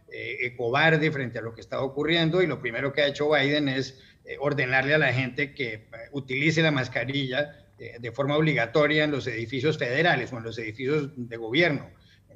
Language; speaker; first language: Spanish; native; Spanish